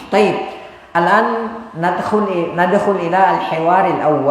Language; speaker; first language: Arabic; non-native, fluent; Indonesian